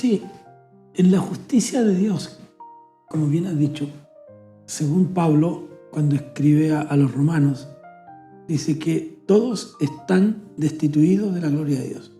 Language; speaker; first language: Spanish; native; Spanish